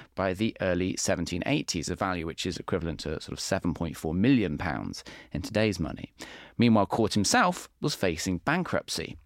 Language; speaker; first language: English; native; English